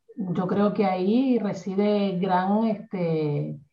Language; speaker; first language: Spanish; native; Spanish